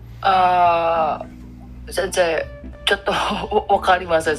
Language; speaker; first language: Japanese; non-native, learner; Indonesian